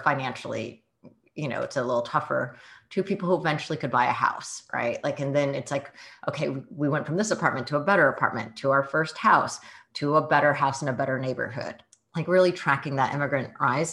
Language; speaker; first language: English; early bilingual, other home language; Chinese